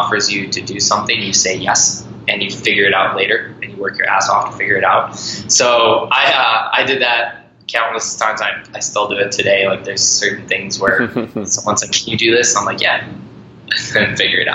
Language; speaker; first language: English; native; English